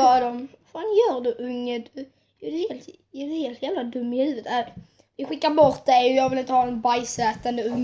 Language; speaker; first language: Swedish; native; Swedish